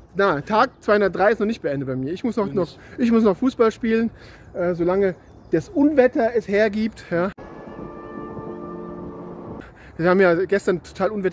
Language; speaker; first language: German; native; German